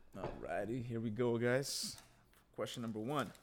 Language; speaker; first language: English; early bilingual, other home language; Spanish